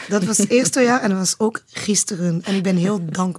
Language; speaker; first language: Dutch; non-native, learner; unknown